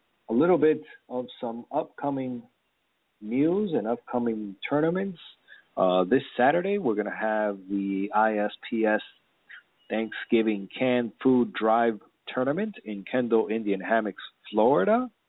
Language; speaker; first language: English; early bilingual, other home language; Spanish